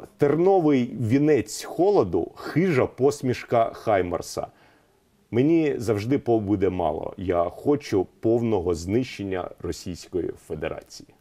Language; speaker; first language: Ukrainian; non-native, local second language; Russian